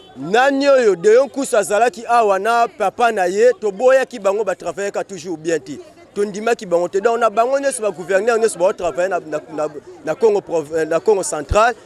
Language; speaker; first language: Lingala; non-native, local second language; Kongo